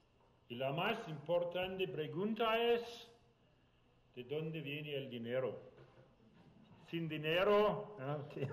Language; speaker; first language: Spanish; non-native, learner; German